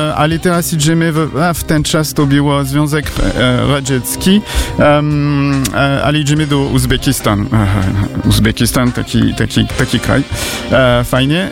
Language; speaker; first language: Polish; non-native, learner; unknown